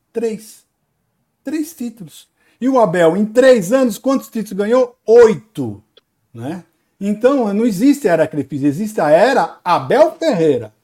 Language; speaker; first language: Portuguese; native; Portuguese